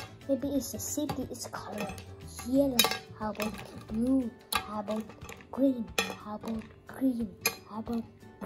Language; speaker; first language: English; early bilingual, other home language; Indonesian